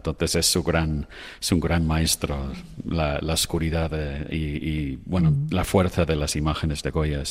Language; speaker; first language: Spanish; non-native, fluent; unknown